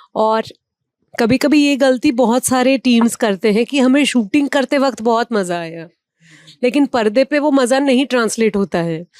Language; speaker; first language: Hindi; non-native, local second language; Marathi